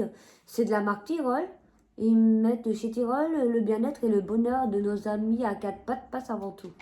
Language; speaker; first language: French; native; French